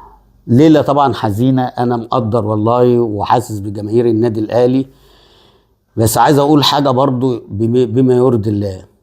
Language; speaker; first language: Arabic; native; Arabic